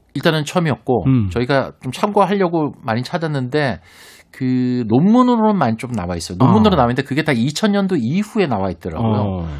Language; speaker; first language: Korean; native; Korean